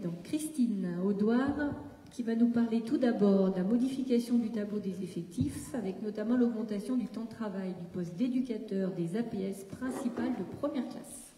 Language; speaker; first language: French; native; French